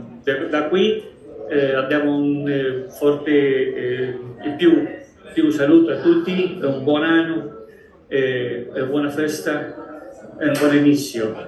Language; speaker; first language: Italian; early bilingual, heritage; Spanish